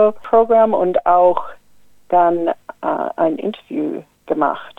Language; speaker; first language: German; non-native, fluent; English